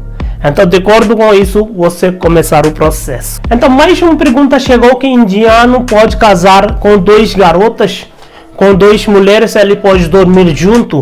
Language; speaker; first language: Portuguese; non-native, learner; Hindi